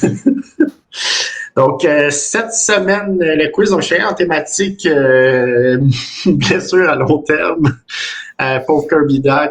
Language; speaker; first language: French; native; French